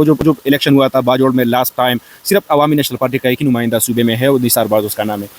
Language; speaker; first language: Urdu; non-native, local second language; Pashto